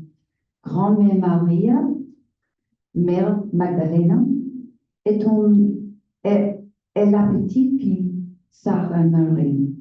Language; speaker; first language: French; non-native, learner; English